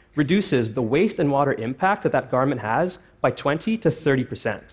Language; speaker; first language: English; native; English